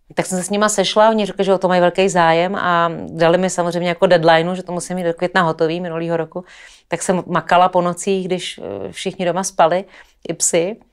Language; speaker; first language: Czech; native; Czech